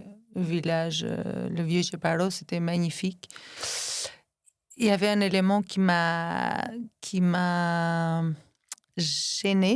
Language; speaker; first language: French; non-native, fluent; Albanian